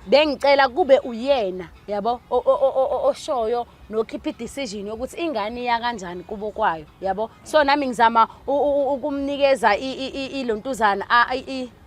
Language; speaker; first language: Zulu; native; Zulu